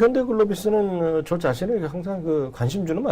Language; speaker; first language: Korean; native; Korean